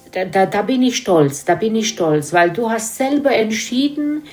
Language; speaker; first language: German; non-native, fluent; Romanian